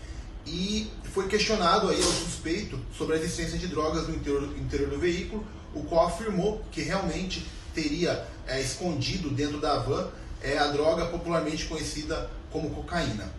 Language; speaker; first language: Portuguese; native; Portuguese